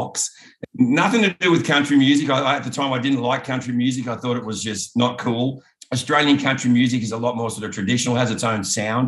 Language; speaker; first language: English; native; English